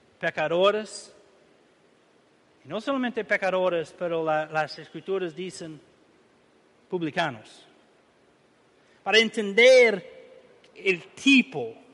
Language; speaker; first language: Spanish; non-native, learner; English